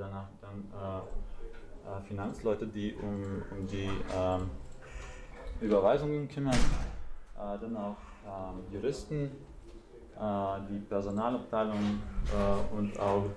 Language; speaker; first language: German; non-native, fluent; Latvian